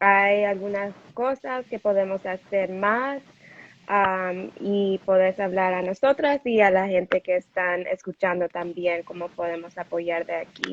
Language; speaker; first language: Spanish; non-native, learner; English